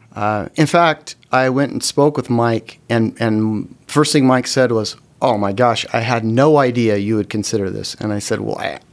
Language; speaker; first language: English; native; English